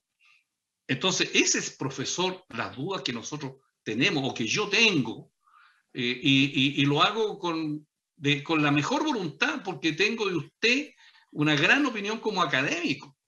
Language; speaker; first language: Spanish; native; Spanish